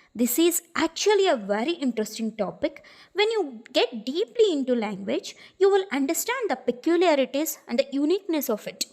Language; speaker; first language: English; non-native, local second language; Kannada